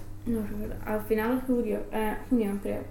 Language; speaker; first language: Spanish; non-native, fluent; English